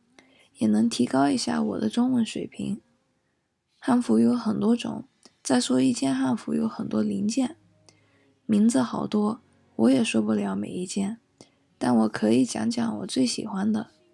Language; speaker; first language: Chinese; early bilingual, heritage; English